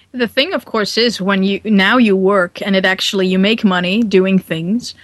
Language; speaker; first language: English; non-native, fluent; Dutch